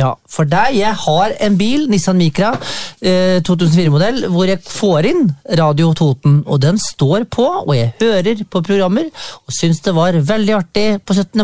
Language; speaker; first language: Norwegian; native; Norwegian